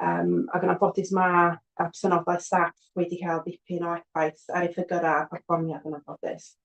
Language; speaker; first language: Welsh; native; Welsh